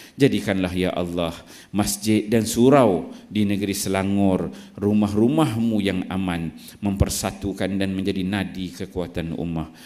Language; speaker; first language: Malay; native; Malay